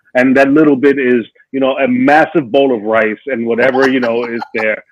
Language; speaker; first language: English; native; English